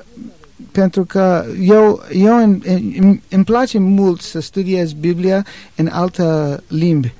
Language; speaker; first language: Romanian; non-native, learner; English